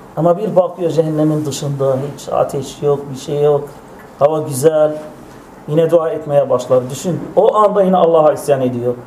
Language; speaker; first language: Turkish; non-native, fluent; Arabic